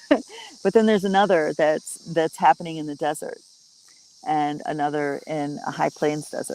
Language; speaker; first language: English; native; English